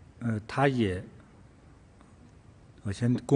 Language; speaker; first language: Chinese; native; Chinese